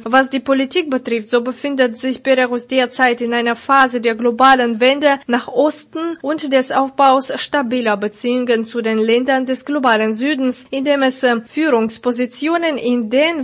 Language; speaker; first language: German; non-native, fluent; Russian